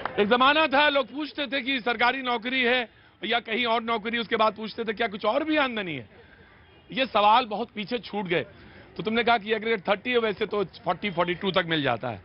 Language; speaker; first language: Hindi; native; Hindi